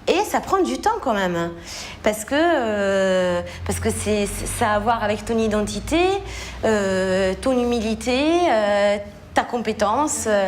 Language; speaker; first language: French; non-native, fluent; Italian